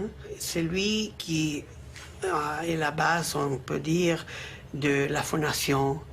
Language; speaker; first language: French; non-native, fluent; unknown